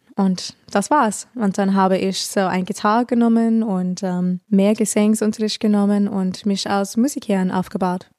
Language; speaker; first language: German; non-native, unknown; English